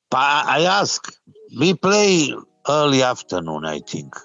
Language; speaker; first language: English; non-native, learner; Serbian